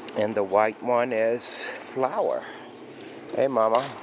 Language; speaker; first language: English; non-native, fluent; Portuguese